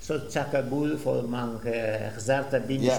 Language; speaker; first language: Danish; non-native, fluent; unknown